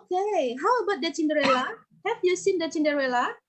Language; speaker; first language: English; non-native, learner; Indonesian